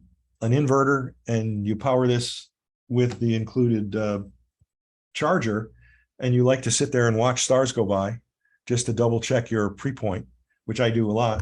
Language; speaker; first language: English; native; English